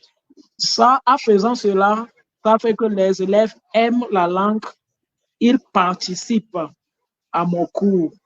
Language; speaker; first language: French; non-native, fluent; Ewe